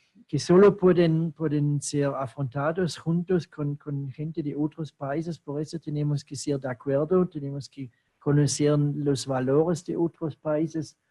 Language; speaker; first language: Spanish; non-native, fluent; German